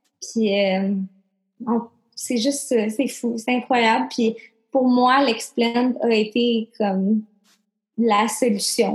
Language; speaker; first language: French; native; French